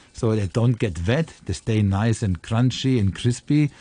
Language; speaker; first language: English; non-native, fluent; German